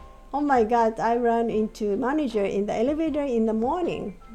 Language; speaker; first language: English; non-native, fluent; Japanese